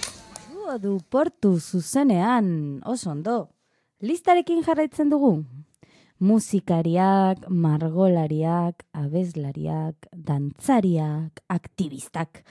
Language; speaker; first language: Basque; non-native, learner; Spanish